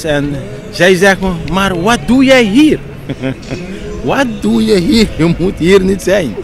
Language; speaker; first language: Dutch; non-native, local second language; Papiamento